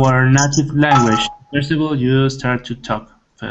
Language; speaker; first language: English; non-native, learner; Spanish